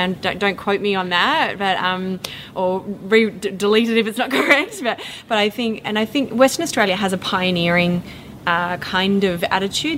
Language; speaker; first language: English; native; English